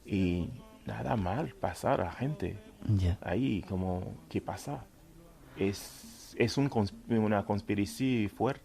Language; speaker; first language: Spanish; non-native, fluent; Haitian Creole